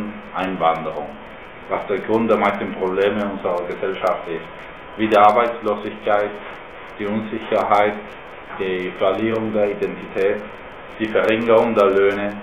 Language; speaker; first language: German; non-native, fluent; Spanish